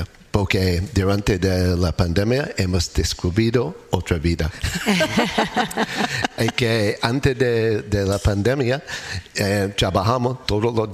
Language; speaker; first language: Spanish; non-native, learner; English